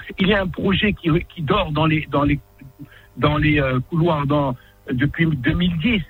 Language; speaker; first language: French; non-native, local second language; Arabic